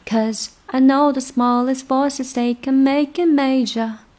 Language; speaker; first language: English; non-native, fluent; Chinese